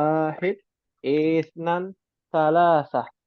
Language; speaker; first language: Arabic; non-native, fluent; Indonesian